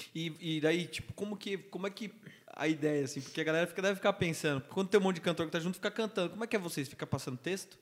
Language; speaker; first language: Portuguese; native; Portuguese